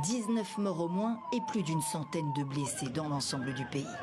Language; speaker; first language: French; native; French